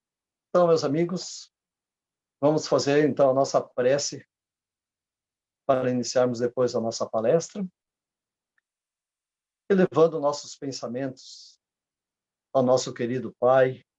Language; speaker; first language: Portuguese; native; Portuguese